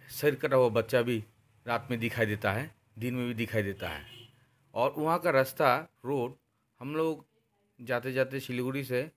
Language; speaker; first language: Hindi; non-native, local second language; Bangla